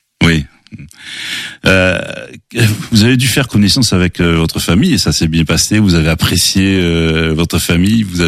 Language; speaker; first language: French; native; French